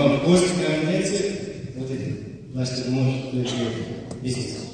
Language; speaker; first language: Russian; non-native, fluent; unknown